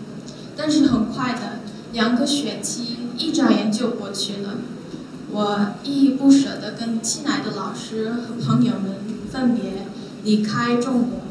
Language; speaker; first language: Chinese; non-native, learner; Korean